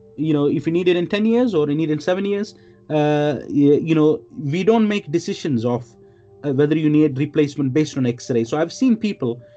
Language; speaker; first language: English; non-native, local second language; Malayalam